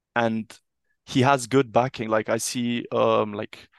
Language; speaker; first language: English; non-native, fluent; Italian